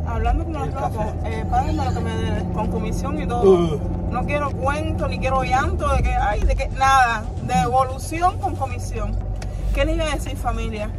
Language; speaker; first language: Spanish; native; Spanish